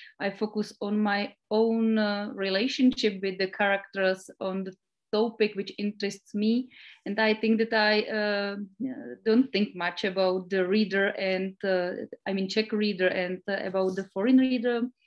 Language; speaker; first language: English; non-native, fluent; Czech